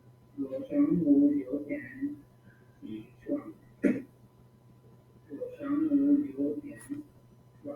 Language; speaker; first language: Chinese; non-native, learner; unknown